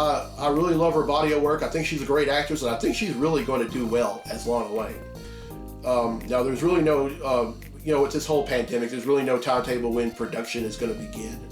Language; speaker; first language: English; native; English